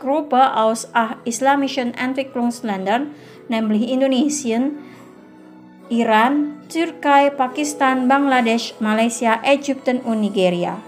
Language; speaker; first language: German; non-native, fluent; Indonesian